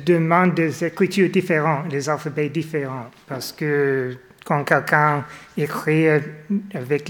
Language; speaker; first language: French; non-native, fluent; English